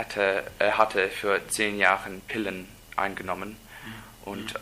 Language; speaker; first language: German; non-native, learner; English